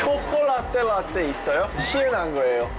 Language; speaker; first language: Korean; non-native, learner; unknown